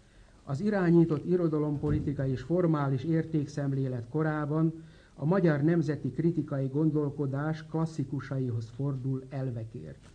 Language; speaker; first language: Hungarian; native; Hungarian